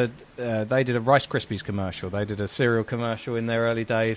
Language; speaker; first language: English; native; English